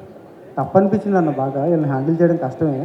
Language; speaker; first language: Telugu; native; Telugu